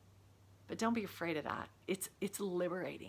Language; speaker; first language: English; native; English